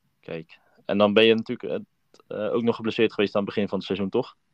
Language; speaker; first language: Dutch; native; Dutch